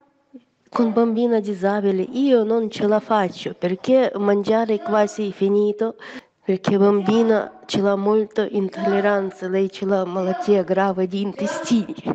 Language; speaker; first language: Italian; non-native, learner; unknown